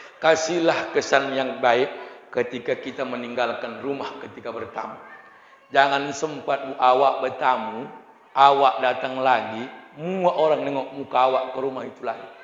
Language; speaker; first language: Malay; non-native, local second language; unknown